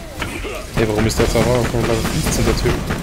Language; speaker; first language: German; native; German